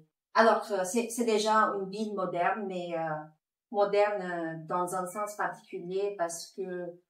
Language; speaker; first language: French; non-native, fluent; Filipino